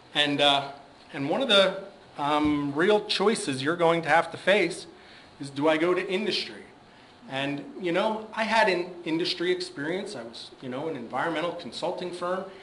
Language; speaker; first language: English; native; English